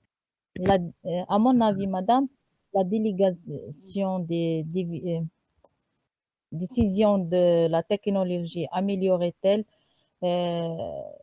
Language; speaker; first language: French; non-native, learner; Arabic